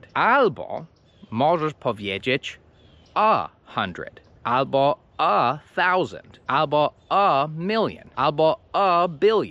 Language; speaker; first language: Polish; non-native, fluent; English